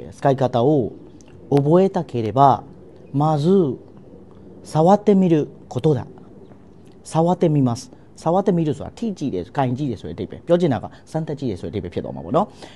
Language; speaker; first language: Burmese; native; Burmese